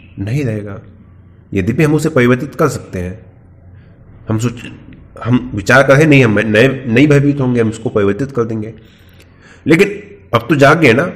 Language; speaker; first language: Hindi; native; Hindi